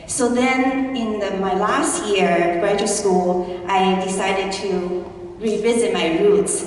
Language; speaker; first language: English; early bilingual, other home language; Chinese